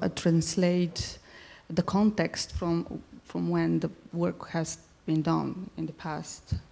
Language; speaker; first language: English; non-native, fluent; Bulgarian